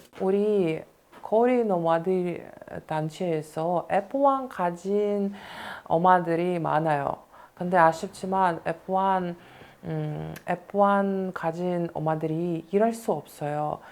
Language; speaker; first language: Korean; early bilingual, other home language; Russian